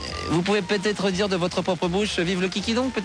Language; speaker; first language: French; native; French